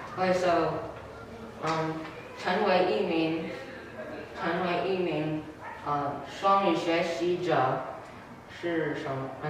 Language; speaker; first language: Chinese; non-native, learner; English